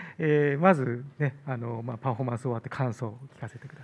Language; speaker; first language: Japanese; native; Japanese